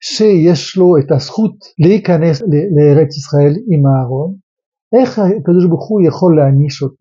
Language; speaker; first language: Hebrew; non-native, fluent; French